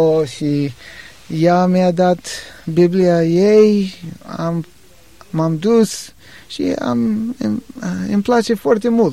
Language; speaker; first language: Romanian; non-native, learner; English